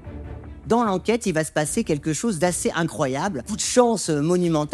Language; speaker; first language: French; native; French